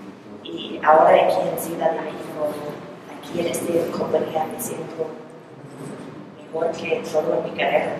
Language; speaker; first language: Spanish; non-native, learner; English